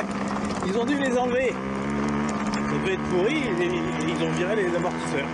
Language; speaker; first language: French; native; French